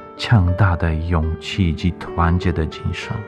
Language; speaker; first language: Chinese; non-native, fluent; Ukrainian